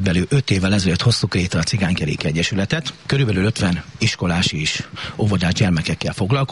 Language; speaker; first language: Hungarian; native; Hungarian